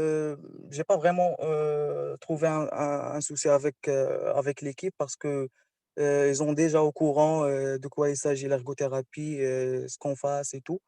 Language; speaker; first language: French; non-native, local second language; Arabic